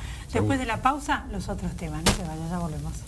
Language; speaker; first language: Spanish; native; Spanish